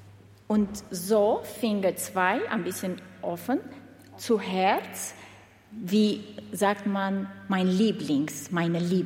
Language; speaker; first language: German; non-native, learner; Armenian